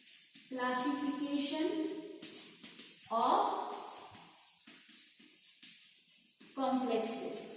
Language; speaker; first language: English; non-native, local second language; Marathi